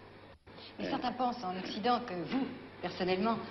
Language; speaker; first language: French; native; French